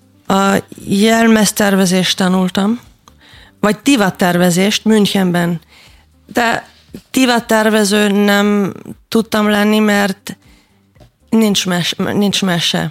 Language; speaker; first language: Hungarian; non-native, learner; German